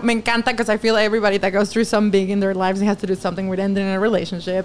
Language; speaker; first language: English; non-native, fluent; Spanish